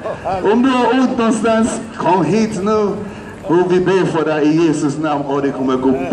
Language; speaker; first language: Swedish; non-native, fluent; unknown